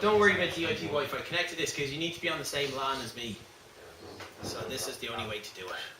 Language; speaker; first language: English; native; English